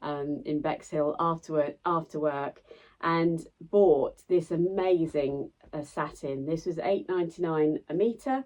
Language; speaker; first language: English; native; English